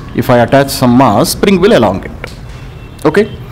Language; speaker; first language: English; non-native, local second language; Telugu